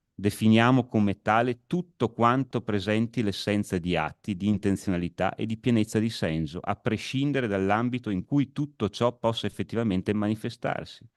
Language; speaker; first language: Italian; native; Italian